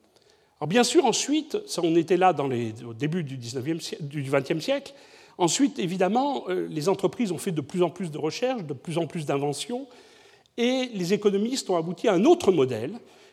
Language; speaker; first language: French; native; French